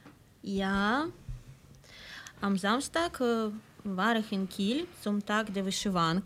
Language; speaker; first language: German; non-native, fluent; Ukrainian